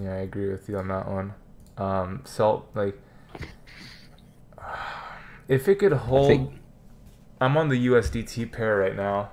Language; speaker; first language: English; native; English